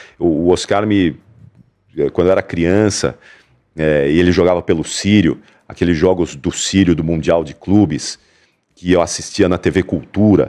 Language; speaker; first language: Portuguese; native; Portuguese